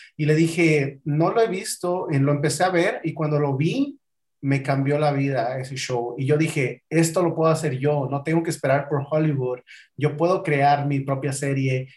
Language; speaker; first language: Spanish; native; Spanish